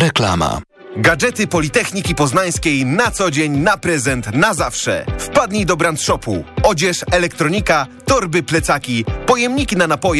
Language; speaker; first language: Polish; native; Polish